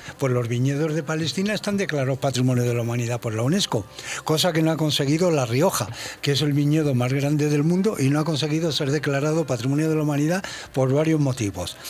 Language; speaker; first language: Spanish; native; Spanish